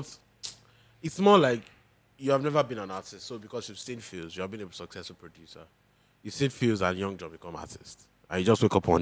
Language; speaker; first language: English; non-native, local second language; Yoruba